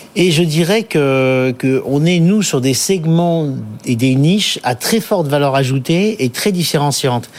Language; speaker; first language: French; native; French